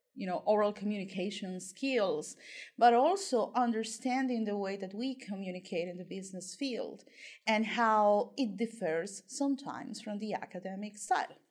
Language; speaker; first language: English; non-native, fluent; Spanish